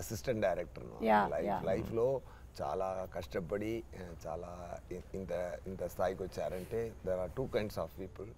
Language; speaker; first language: Telugu; non-native, learner; Tamil